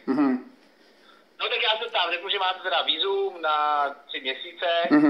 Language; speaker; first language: Czech; native; Czech